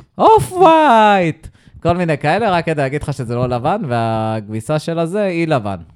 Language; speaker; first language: Hebrew; native; Hebrew